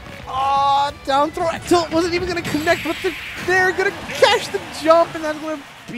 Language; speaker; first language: English; native; English